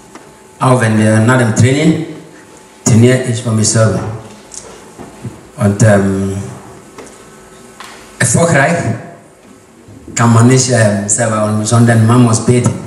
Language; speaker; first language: German; non-native, learner; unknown